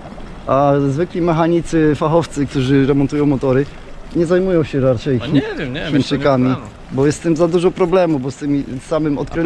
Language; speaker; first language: Polish; native; Polish